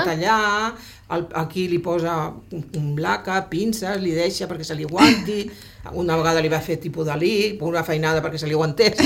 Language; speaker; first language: Catalan; native; Catalan